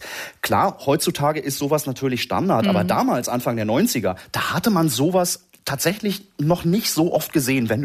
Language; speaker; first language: German; native; German